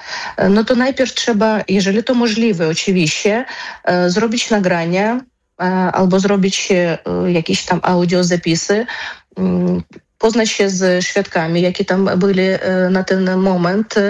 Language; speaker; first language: Polish; non-native, fluent; Ukrainian